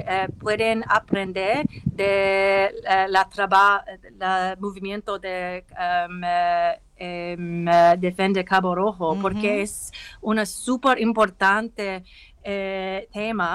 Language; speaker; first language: Spanish; non-native, learner; English